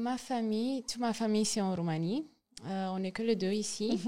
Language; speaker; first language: French; non-native, learner; Romanian